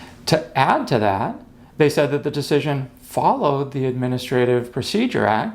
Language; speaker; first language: English; native; English